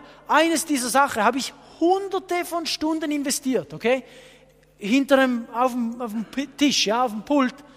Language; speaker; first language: German; non-native, fluent; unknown